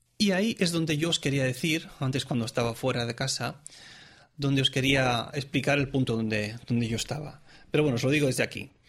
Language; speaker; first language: Spanish; non-native, local second language; Catalan